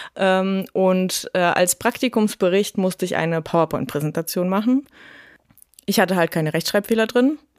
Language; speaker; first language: German; early bilingual, other home language; Russian